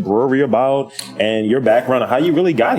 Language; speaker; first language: English; native; English